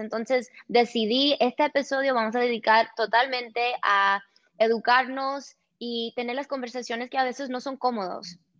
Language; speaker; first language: Spanish; early bilingual, heritage; Spanish